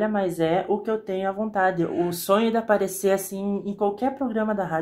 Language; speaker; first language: Portuguese; native; Portuguese